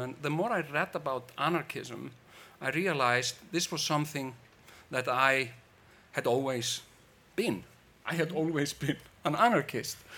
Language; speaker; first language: English; non-native, fluent; Icelandic